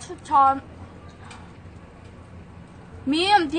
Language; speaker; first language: Korean; native; Korean